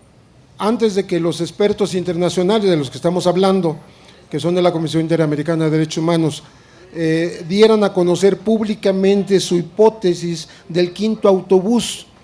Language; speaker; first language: Spanish; native; Spanish